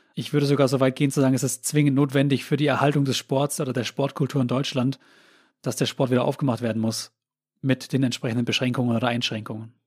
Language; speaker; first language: German; native; German